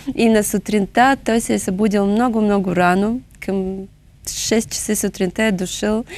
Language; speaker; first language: Bulgarian; non-native, local second language; Russian